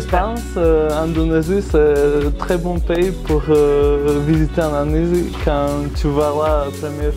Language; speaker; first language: French; non-native, learner; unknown